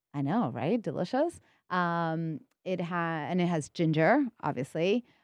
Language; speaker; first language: English; early bilingual, other home language; Spanish